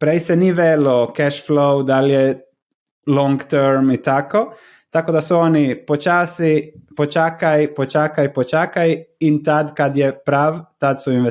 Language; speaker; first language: Slovenian; non-native, learner; Croatian